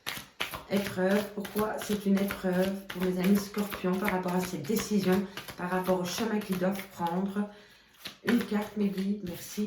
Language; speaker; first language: French; native; French